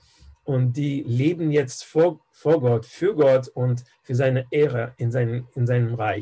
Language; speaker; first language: German; non-native, fluent; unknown